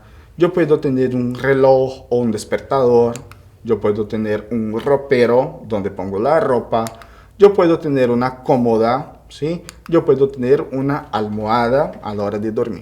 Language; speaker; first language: Spanish; non-native, fluent; Portuguese